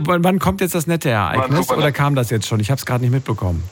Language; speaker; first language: German; native; German